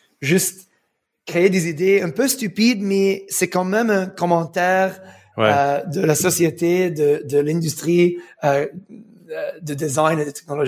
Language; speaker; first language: French; early bilingual, heritage; French